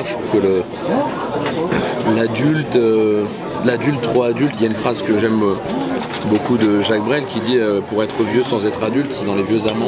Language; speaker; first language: French; native; French